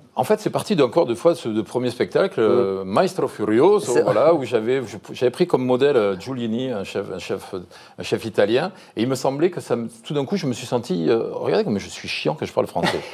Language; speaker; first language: French; native; French